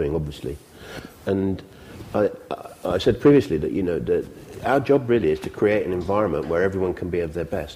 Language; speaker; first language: English; native; English